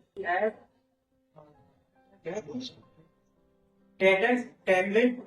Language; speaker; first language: German; non-native, learner; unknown